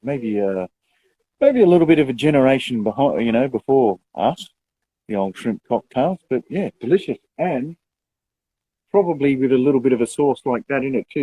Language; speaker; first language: English; native; English